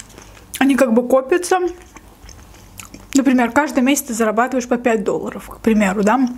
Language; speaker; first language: Russian; native; Russian